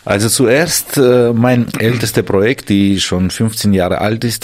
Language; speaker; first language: German; non-native, fluent; Armenian